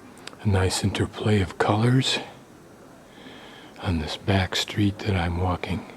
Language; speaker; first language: English; native; English